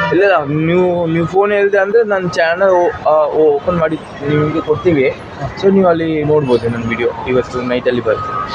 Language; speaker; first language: Kannada; non-native, local second language; Hindi